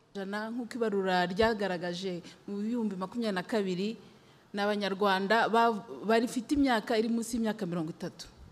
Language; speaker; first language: Kinyarwanda; early bilingual, heritage; Kinyarwanda